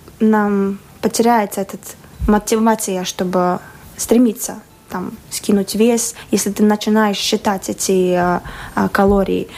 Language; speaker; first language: Russian; non-native, local second language; Latvian